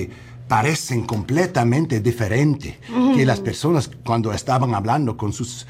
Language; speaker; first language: Spanish; non-native, learner; English